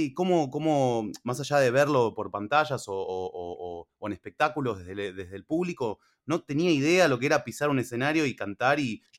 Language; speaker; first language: Spanish; early bilingual, other home language; English